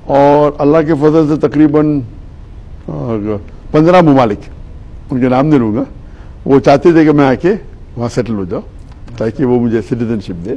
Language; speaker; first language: Urdu; non-native, local second language; Konkani